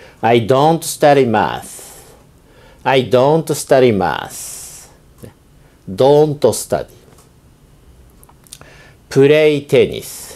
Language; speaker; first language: English; non-native, fluent; Japanese